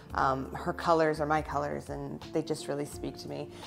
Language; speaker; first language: English; native; English